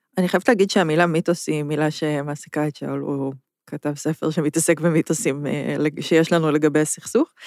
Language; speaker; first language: Hebrew; native; Hebrew